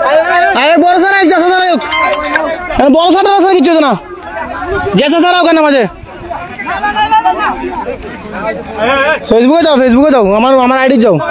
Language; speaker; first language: Hindi; non-native, learner; Bangla